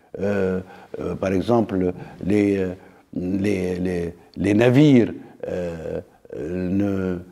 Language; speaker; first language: French; non-native, local second language; Arabic